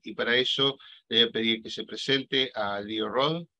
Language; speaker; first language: Spanish; native; Spanish